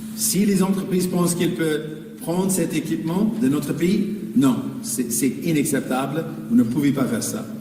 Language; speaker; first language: French; non-native, fluent; English